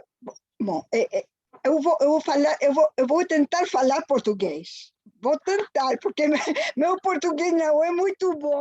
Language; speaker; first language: Portuguese; non-native, fluent; Spanish